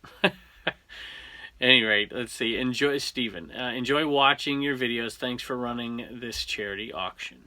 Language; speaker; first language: English; native; English